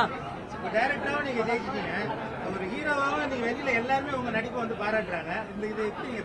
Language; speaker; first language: Tamil; native; Tamil